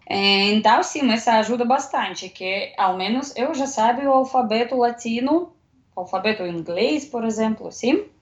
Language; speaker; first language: Portuguese; non-native, learner; Russian